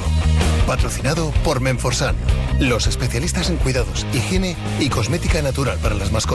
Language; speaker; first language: Spanish; native; Spanish